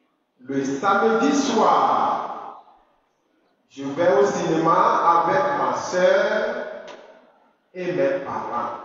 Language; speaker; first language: French; non-native, fluent; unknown